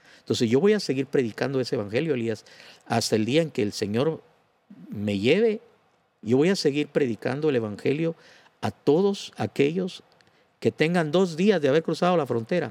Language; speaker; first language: Spanish; native; Spanish